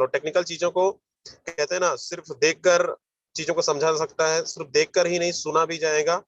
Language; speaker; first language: Hindi; native; Hindi